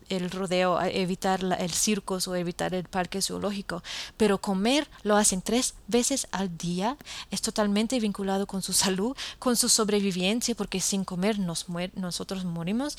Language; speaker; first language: Spanish; non-native, fluent; English